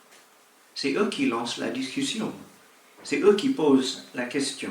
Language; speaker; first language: French; native; French